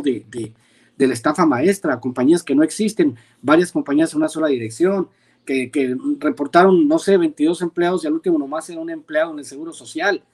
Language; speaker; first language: Spanish; native; Spanish